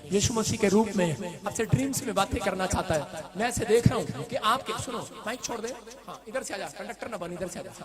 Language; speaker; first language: Hindi; non-native, local second language; Punjabi